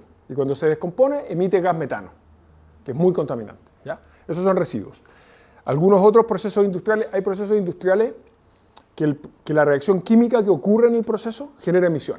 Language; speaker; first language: Spanish; native; Spanish